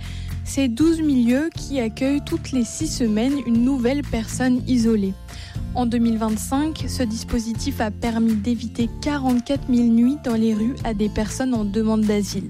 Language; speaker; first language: French; native; French